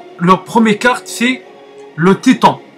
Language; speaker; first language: French; non-native, learner; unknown